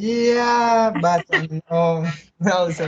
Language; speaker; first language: English; non-native, learner; Spanish